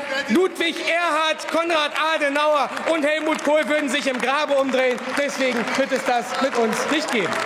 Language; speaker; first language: German; native; German